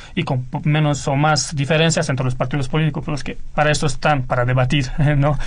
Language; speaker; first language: Spanish; non-native, fluent; Romanian